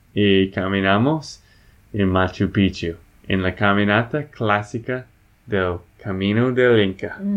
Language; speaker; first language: Spanish; non-native, fluent; English